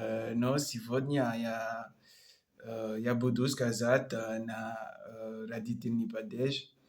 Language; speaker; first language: Russian; non-native, learner; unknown